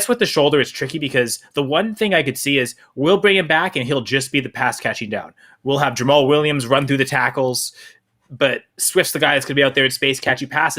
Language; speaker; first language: English; native; English